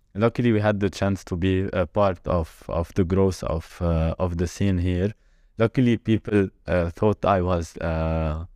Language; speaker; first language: English; non-native, fluent; Arabic